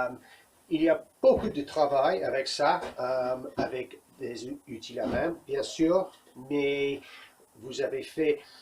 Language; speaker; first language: French; non-native, learner; English